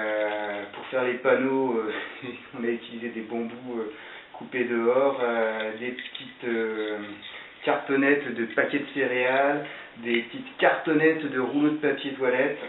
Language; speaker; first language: French; native; French